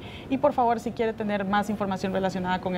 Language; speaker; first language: Spanish; native; Spanish